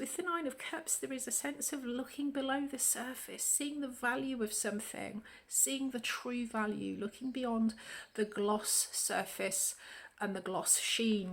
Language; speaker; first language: English; native; English